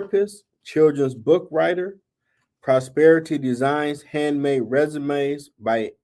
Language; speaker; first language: English; native; English